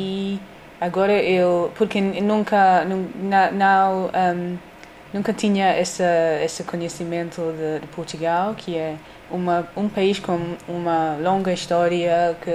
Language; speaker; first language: Portuguese; non-native, learner; English